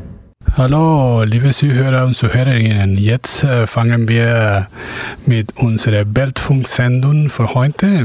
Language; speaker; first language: German; non-native, fluent; Spanish